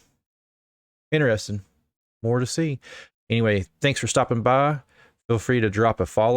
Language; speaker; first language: English; native; English